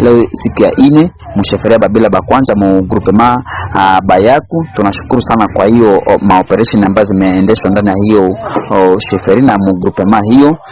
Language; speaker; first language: Swahili; non-native, local second language; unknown